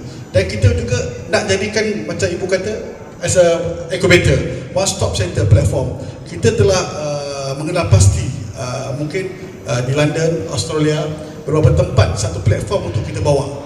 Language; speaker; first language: Malay; native; Malay